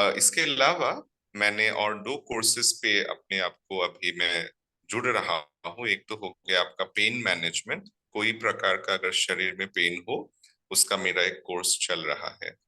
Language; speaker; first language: Hindi; non-native, local second language; Assamese